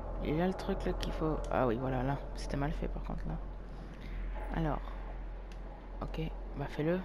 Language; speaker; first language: French; native; French